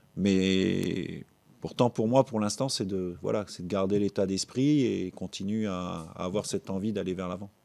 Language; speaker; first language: French; native; French